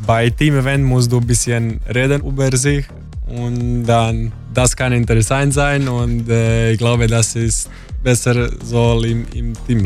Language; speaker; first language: German; non-native, learner; Croatian